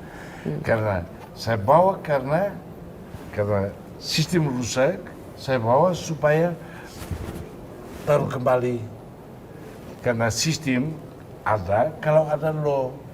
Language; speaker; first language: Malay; non-native, fluent; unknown